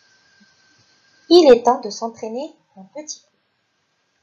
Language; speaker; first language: French; non-native, local second language; Arabic